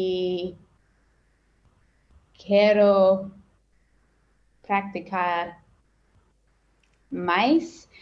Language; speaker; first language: Portuguese; non-native, learner; English